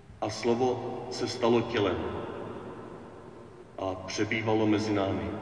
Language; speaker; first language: Czech; native; Czech